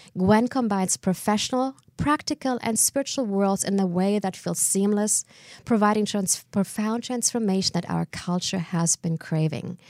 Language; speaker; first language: English; non-native, fluent; German